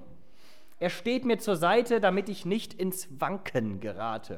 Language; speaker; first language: German; native; German